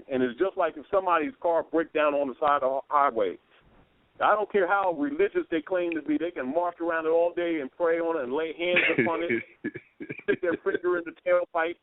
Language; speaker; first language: English; native; English